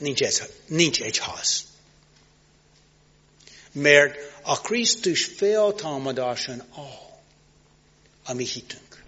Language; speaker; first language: Hungarian; non-native, learner; English